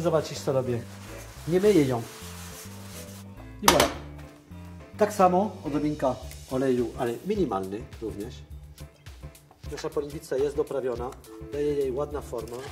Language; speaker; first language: Polish; non-native, fluent; French